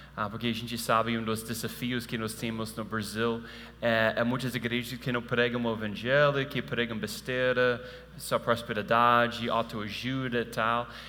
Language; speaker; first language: Portuguese; non-native, fluent; English